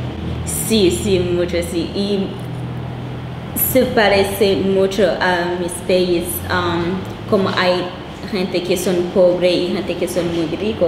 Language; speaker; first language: Spanish; non-native, local second language; Kinyarwanda